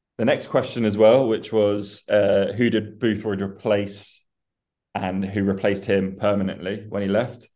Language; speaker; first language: English; early bilingual, other home language; Persian